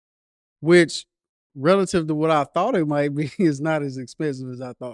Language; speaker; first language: English; native; English